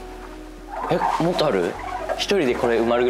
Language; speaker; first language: Japanese; native; Japanese